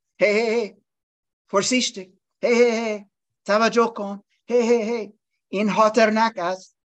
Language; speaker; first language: Persian; non-native, learner; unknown